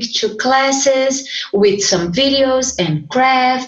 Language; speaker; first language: English; non-native, fluent; Portuguese